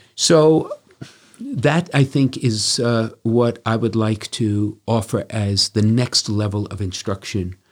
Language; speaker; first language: English; native; English